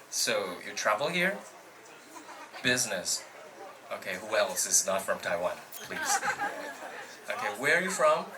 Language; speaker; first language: English; non-native, fluent; Chinese